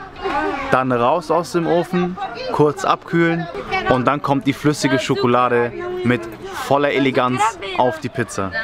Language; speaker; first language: German; native; German